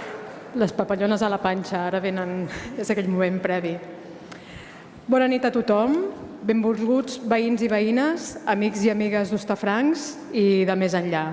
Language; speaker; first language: Catalan; native; Catalan